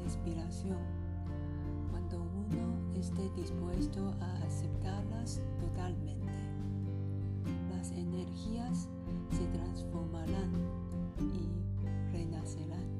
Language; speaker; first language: Spanish; non-native, learner; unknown